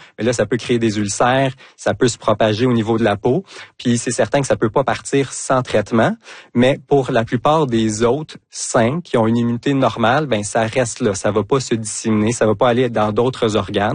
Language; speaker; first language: French; native; French